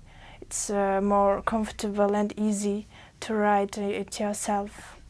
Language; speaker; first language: English; non-native, fluent; Uzbek